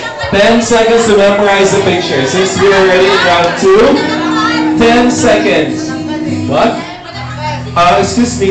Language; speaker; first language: English; non-native, local second language; Filipino